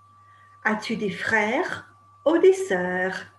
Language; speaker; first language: French; non-native, fluent; English